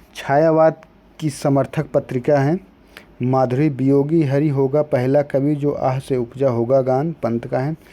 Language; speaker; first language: Hindi; native; Hindi